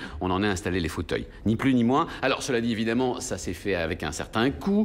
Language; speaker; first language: French; native; French